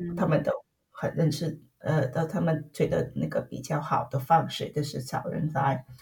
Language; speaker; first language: Chinese; non-native, fluent; Vietnamese